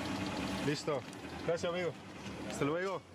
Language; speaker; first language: Spanish; early bilingual, heritage; English